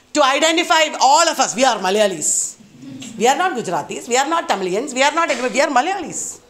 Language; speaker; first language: English; non-native, local second language; Malayalam